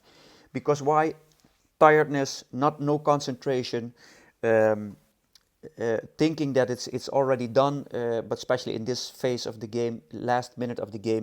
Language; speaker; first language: English; non-native, fluent; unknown